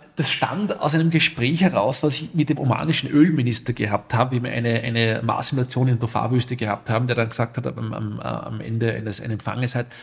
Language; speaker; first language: German; native; German